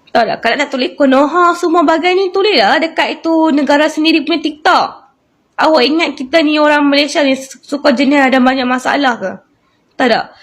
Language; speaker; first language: Malay; native; Malay